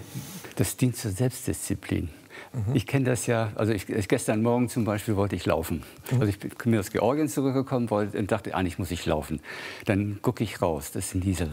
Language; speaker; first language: German; native; German